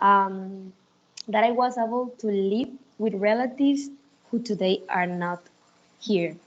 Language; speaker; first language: English; non-native, learner; Spanish